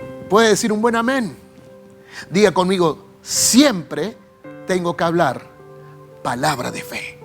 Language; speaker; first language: Spanish; native; Spanish